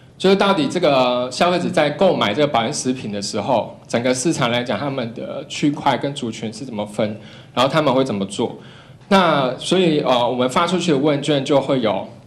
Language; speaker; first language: Chinese; non-native, local second language; Cantonese